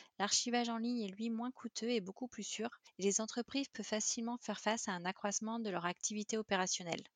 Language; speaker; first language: French; native; French